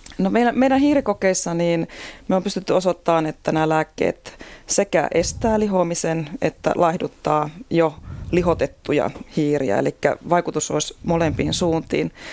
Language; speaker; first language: Finnish; native; Finnish